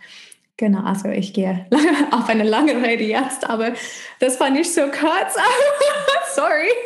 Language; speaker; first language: German; non-native, fluent; English